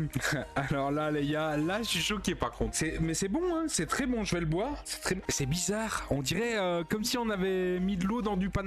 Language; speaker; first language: French; native; French